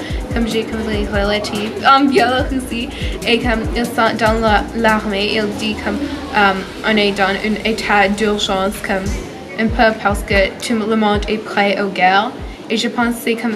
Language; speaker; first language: French; non-native, learner; English